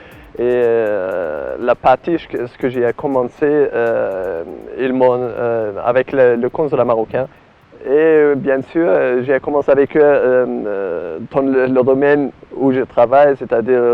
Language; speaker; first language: French; non-native, learner; Arabic